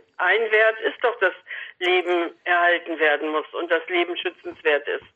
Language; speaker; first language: German; native; German